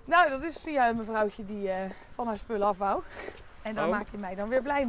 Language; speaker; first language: Dutch; native; Dutch